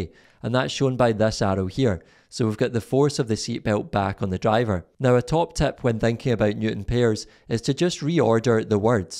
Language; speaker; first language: English; native; English